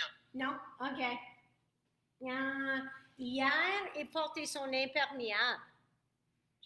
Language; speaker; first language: French; non-native, fluent; English